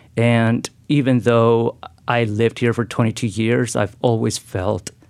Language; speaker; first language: English; non-native, fluent; Spanish